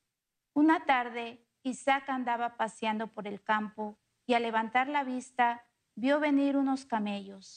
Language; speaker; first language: Spanish; native; Spanish